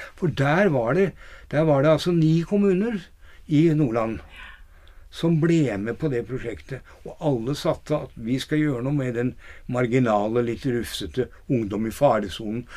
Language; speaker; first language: Norwegian; native; Norwegian